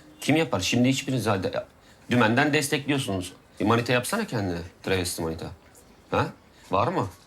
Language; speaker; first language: Turkish; native; Turkish